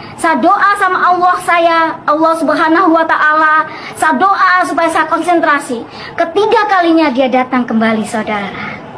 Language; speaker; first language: Indonesian; non-native, local second language; Madurese